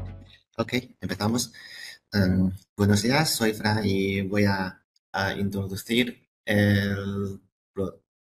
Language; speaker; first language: Spanish; non-native, fluent; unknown